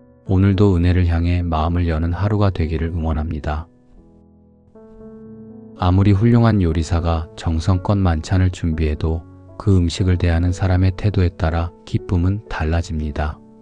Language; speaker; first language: Korean; native; Korean